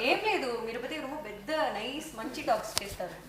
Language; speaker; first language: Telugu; non-native, learner; Tamil